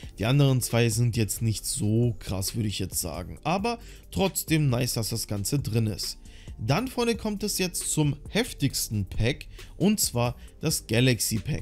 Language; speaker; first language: German; native; German